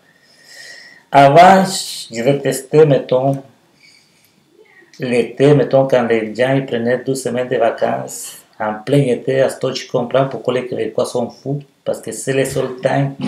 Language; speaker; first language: French; non-native, fluent; Spanish